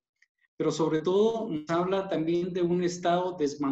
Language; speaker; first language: Spanish; native; Spanish